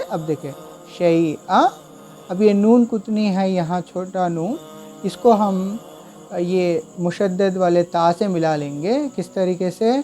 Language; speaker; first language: Urdu; native; Urdu